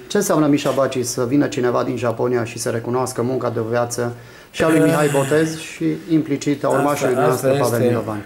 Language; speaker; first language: Romanian; native; Romanian